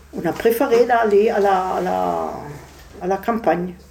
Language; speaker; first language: French; non-native, fluent; German